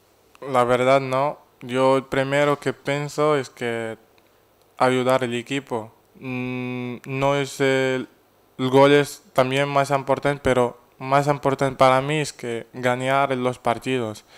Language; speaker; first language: Spanish; non-native, fluent; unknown